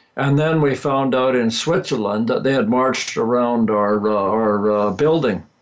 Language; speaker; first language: English; native; English